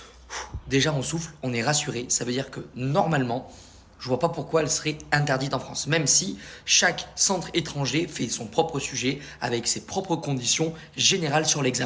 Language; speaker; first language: French; native; French